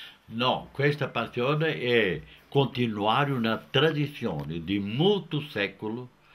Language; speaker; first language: Italian; non-native, fluent; Portuguese